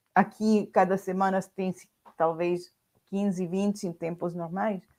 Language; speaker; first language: Portuguese; non-native, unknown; Spanish